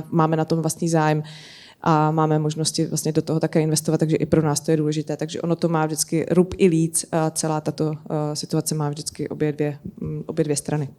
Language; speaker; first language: Czech; native; Czech